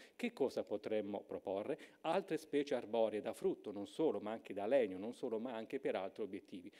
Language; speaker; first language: Italian; native; Italian